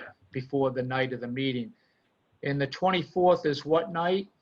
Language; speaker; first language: English; native; English